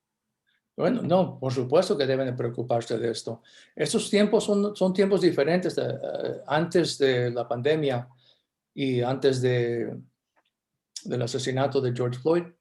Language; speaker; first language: Spanish; early bilingual, heritage; Spanish